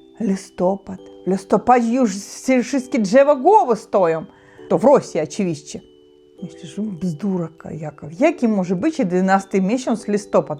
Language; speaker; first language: Polish; non-native, learner; Russian